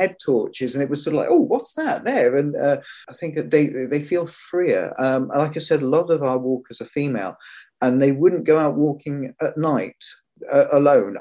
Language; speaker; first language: English; native; English